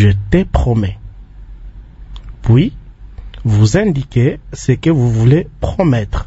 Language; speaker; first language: French; non-native, local second language; Lingala